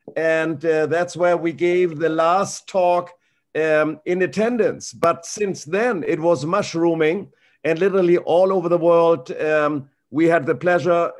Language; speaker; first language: English; non-native, fluent; German